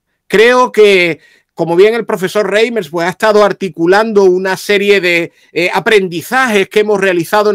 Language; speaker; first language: Spanish; native; Spanish